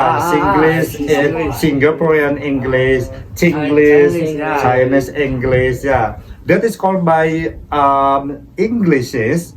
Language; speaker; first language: English; non-native, fluent; Indonesian